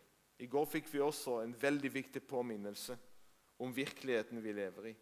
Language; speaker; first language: Norwegian; non-native, fluent; Hebrew